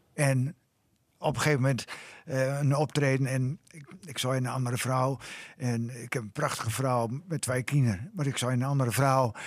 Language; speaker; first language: Dutch; native; Dutch